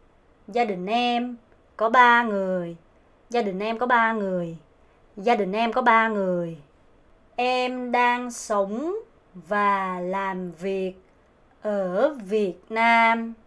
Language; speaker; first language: Vietnamese; non-native, fluent; Korean